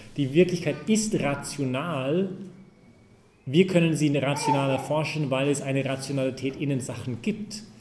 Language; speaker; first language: German; non-native, fluent; English